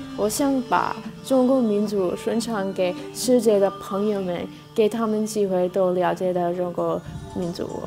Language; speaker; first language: Chinese; non-native, fluent; English